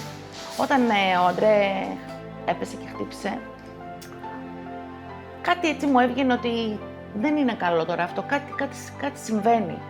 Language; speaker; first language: Greek; native; Greek